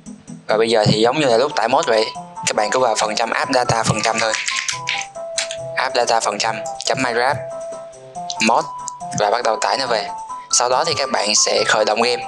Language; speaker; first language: Vietnamese; native; Vietnamese